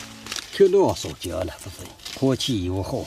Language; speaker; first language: Chinese; native; Chinese